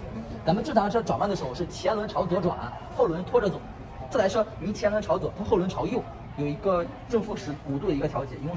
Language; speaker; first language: Chinese; native; Chinese